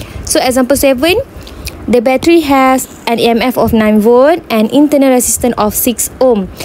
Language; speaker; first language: English; non-native, local second language; Malay